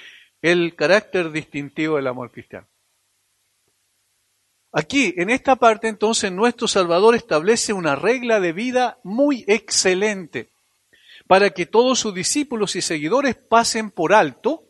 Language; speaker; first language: Spanish; native; Spanish